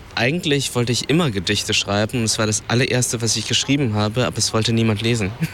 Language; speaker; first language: German; early bilingual, other home language; Vietnamese